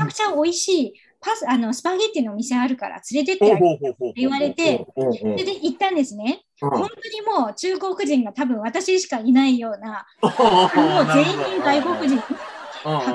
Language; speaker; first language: Japanese; non-native, fluent; Chinese